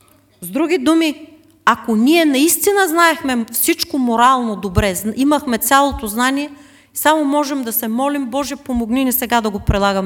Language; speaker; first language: Bulgarian; native; Bulgarian